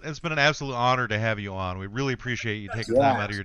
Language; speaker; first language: English; native; English